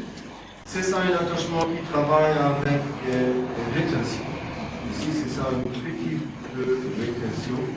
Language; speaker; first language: French; non-native, learner; German